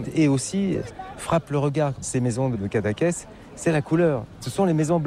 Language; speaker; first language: French; native; French